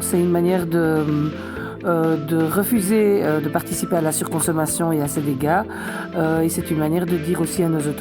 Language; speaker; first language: French; native; French